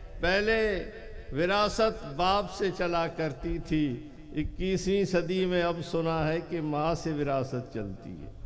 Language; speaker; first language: Urdu; non-native, local second language; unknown